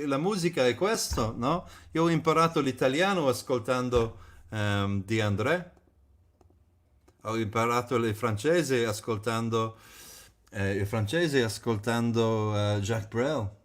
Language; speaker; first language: Italian; non-native, fluent; English